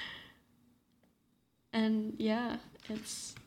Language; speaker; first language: English; non-native, fluent; Slovenian